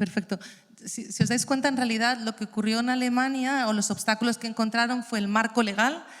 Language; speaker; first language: Spanish; native; Spanish